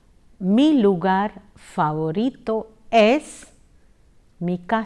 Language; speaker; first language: Spanish; non-native, fluent; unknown